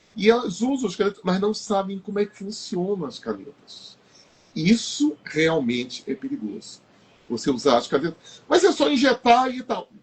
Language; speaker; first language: Portuguese; native; Portuguese